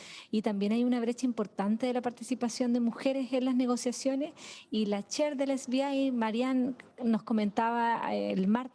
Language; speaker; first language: Spanish; native; Spanish